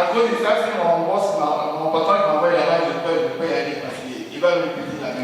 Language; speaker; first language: French; non-native, learner; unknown